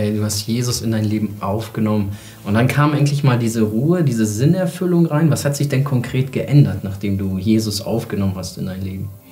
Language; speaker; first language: German; native; German